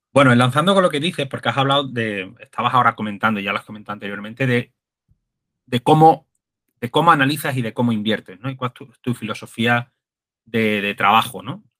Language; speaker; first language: Spanish; native; Spanish